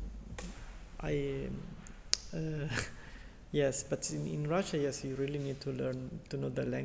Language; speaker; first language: English; non-native, fluent; Italian